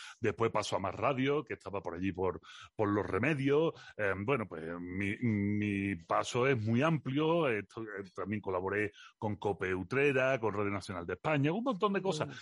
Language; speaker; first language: Spanish; native; Spanish